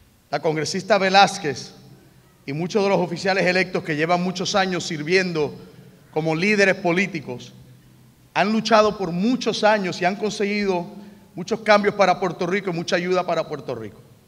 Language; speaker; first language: Spanish; early bilingual, heritage; Spanish